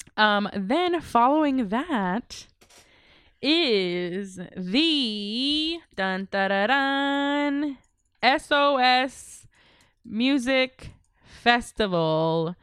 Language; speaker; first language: English; native; English